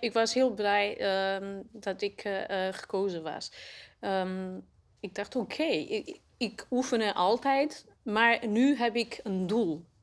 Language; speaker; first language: Dutch; non-native, learner; Portuguese